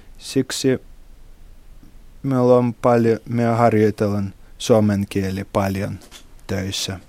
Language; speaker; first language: Finnish; non-native, learner; Russian